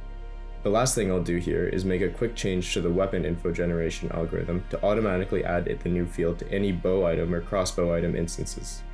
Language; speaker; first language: English; native; English